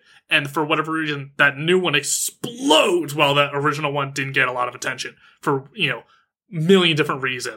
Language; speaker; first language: English; native; English